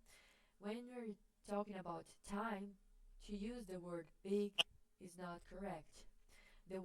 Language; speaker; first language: English; non-native, fluent; Portuguese